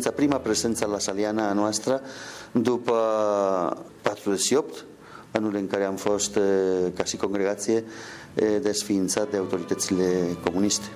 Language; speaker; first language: Romanian; non-native, fluent; Spanish